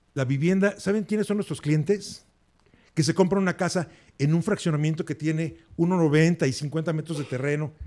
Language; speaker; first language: Spanish; native; Spanish